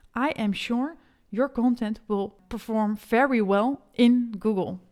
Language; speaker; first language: English; non-native, fluent; Dutch